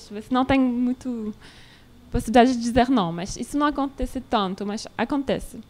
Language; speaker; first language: Portuguese; non-native, learner; French